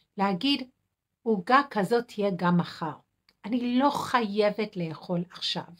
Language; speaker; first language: Hebrew; non-native, fluent; English